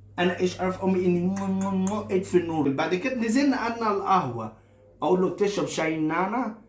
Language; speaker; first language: Egyptian Arabic; non-native, fluent; English